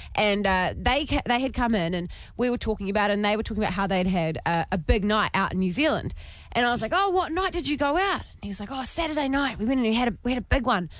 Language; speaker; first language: English; native; English